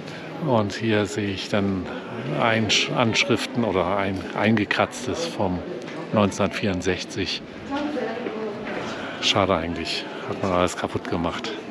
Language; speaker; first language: German; native; German